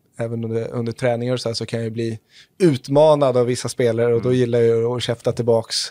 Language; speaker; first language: Swedish; native; Swedish